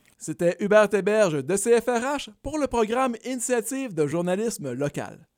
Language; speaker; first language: French; native; French